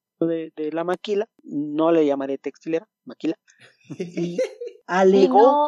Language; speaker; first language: Spanish; native; Spanish